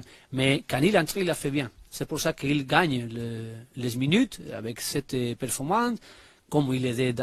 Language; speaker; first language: French; non-native, learner; Spanish